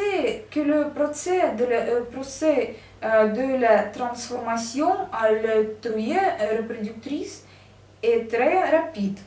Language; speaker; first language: French; non-native, learner; Russian